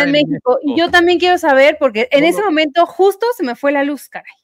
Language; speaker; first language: Spanish; native; Spanish